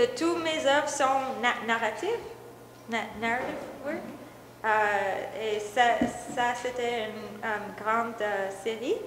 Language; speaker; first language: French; non-native, local second language; English